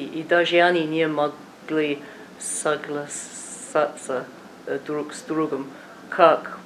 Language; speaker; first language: Russian; non-native, learner; English